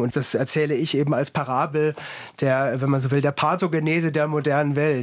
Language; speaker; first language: German; native; German